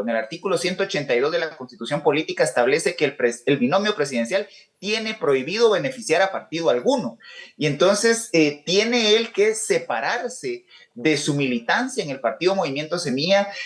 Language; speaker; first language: Spanish; native; Spanish